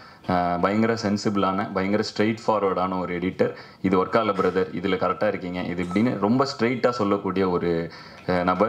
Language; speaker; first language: Tamil; native; Tamil